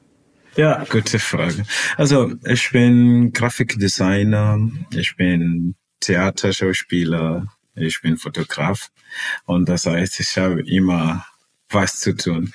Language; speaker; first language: German; non-native, fluent; Portuguese